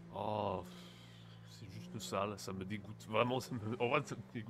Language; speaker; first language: French; native; French